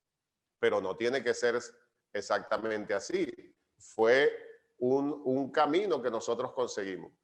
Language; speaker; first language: Spanish; native; Spanish